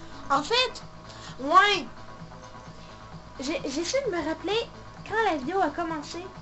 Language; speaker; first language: French; native; French